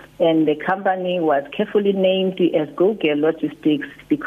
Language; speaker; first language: English; non-native, local second language; Xhosa